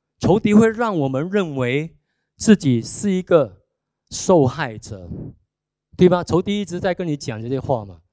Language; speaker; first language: Chinese; native; Chinese